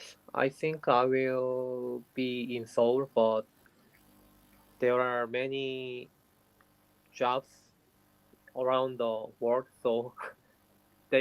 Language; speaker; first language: English; non-native, learner; Korean